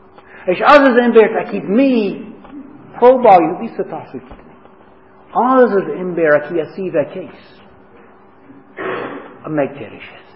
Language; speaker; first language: Hungarian; non-native, fluent; English